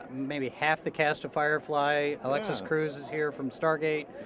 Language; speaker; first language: English; native; English